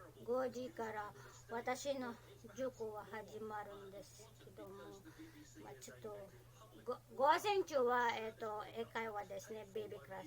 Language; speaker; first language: Japanese; non-native, learner; Filipino